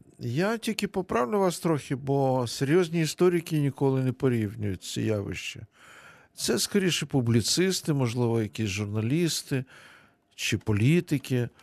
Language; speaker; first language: Ukrainian; non-native, local second language; Russian